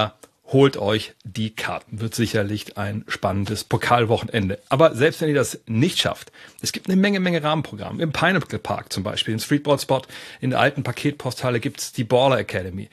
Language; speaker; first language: German; native; German